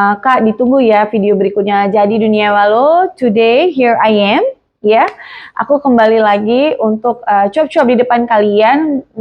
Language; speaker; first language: Indonesian; native; Indonesian